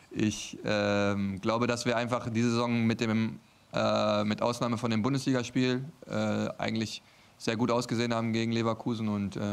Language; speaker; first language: German; native; German